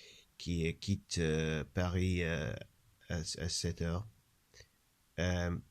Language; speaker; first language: French; non-native, learner; English